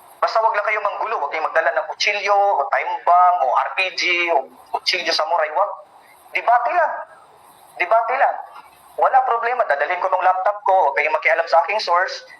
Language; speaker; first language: Filipino; native; Filipino